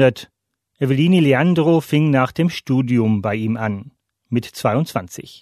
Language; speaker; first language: German; native; German